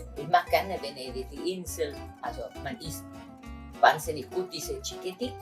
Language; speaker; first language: German; non-native, fluent; Italian